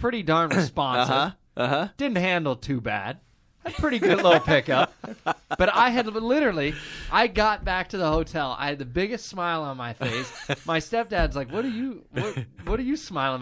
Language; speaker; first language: English; native; English